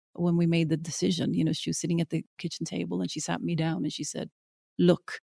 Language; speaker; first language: English; early bilingual, other home language; Norwegian